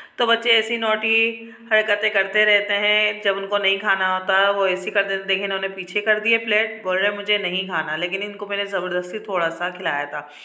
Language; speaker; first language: Urdu; native; Urdu